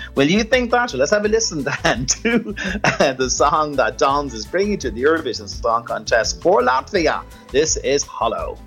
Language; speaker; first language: English; native; English